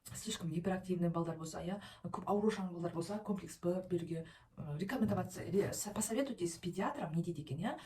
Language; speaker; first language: Russian; non-native, local second language; Kazakh